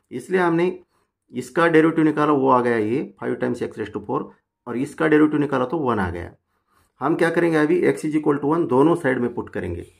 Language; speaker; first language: Hindi; non-native, local second language; Marathi